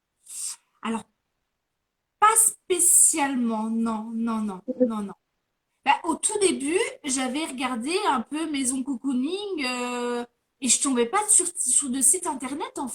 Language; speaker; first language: French; native; French